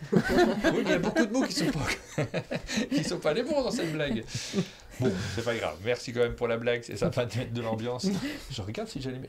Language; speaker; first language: French; native; French